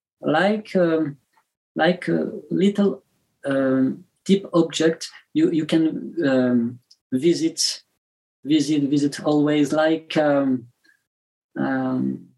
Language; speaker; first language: English; non-native, learner; French